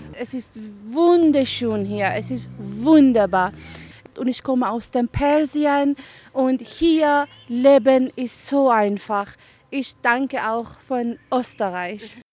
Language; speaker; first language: German; non-native, learner; Persian